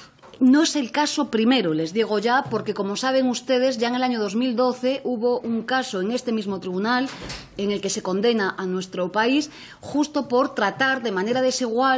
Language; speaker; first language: Spanish; native; Spanish